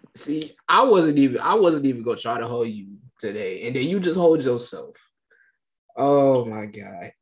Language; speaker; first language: English; native; English